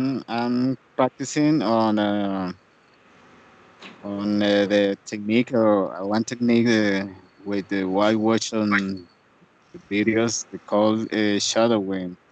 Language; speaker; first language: English; non-native, learner; Spanish